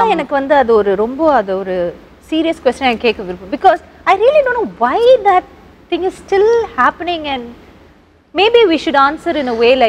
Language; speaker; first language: Tamil; native; Tamil